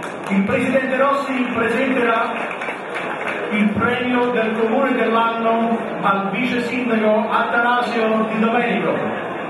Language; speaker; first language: Italian; early bilingual, heritage; Italian